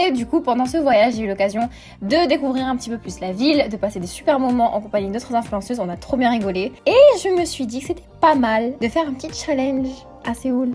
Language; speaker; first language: French; early bilingual, other home language; Arabic